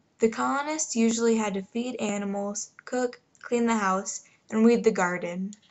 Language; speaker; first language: English; native; English